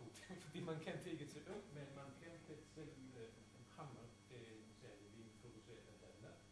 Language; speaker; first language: Danish; non-native, fluent; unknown